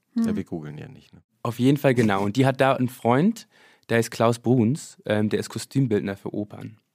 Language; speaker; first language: German; early bilingual, other home language; English